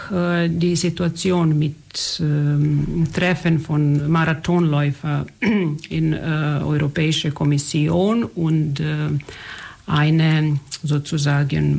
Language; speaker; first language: German; non-native, fluent; Serbian